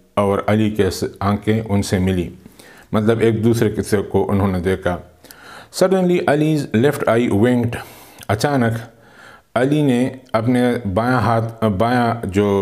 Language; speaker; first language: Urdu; non-native, local second language; Pashto